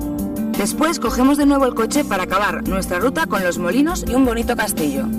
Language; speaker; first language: Spanish; native; Spanish